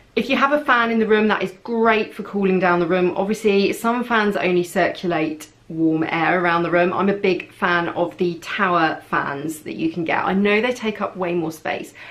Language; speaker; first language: English; native; English